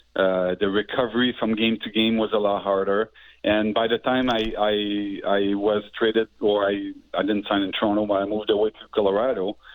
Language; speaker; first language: English; native; English